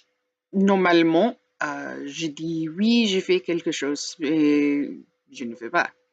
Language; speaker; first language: French; non-native, learner; English